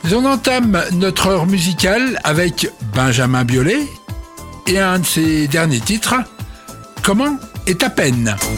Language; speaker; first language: French; native; French